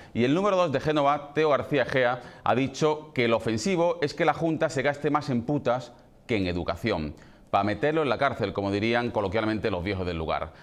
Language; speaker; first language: Spanish; native; Spanish